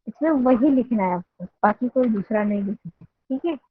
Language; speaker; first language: Hindi; non-native, local second language; Marathi